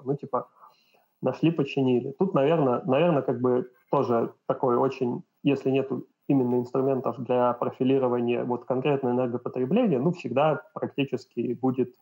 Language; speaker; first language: Russian; native; Russian